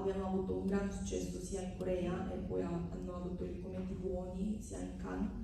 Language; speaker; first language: Italian; non-native, fluent; Korean